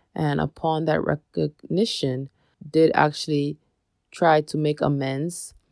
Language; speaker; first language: English; native; English